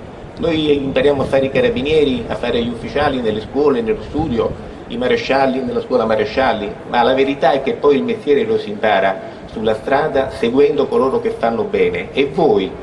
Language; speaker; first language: Italian; native; Italian